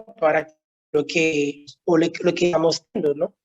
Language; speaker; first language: Spanish; non-native, local second language; Haitian Creole